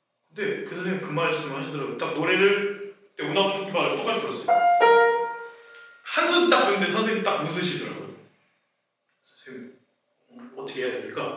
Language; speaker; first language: Korean; native; Korean